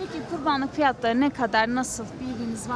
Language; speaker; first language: Turkish; native; Turkish